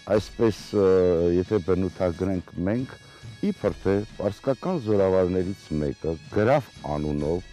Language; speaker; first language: Armenian; native; Armenian